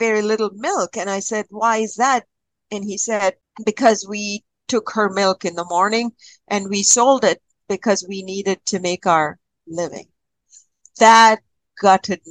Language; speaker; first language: English; non-native, local second language; Malayalam